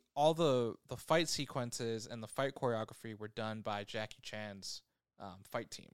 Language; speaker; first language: English; native; English